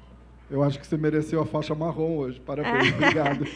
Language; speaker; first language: Portuguese; native; Portuguese